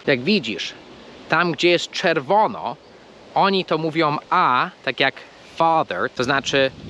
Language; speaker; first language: Polish; non-native, fluent; English